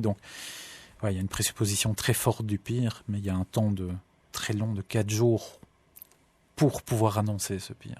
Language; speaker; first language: French; native; French